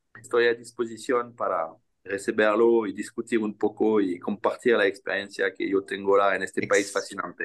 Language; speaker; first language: Spanish; non-native, fluent; French